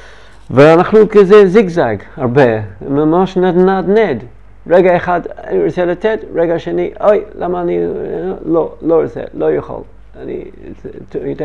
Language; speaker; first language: Hebrew; non-native, learner; English